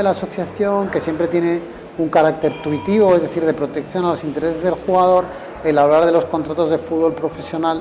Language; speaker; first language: Spanish; native; Spanish